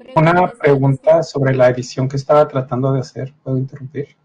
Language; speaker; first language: Spanish; native; Spanish